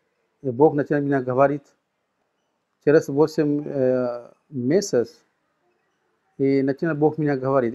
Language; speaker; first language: Russian; non-native, learner; Sinhala